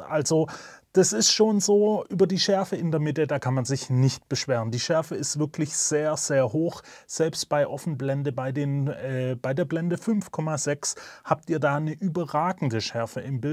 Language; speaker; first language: German; native; German